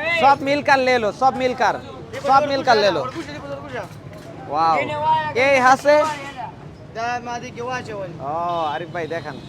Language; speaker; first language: Hindi; non-native, learner; Bangla